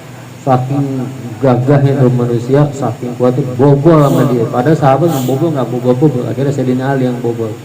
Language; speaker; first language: Indonesian; native; Indonesian